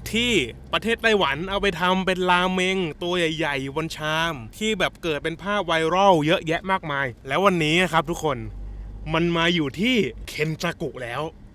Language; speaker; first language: Thai; native; Thai